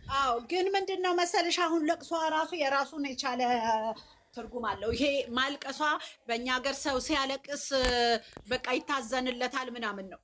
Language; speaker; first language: Amharic; native; Amharic